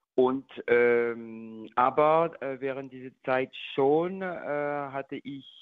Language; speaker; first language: German; non-native, learner; French